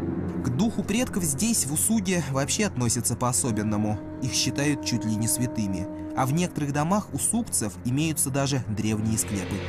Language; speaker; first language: Russian; native; Russian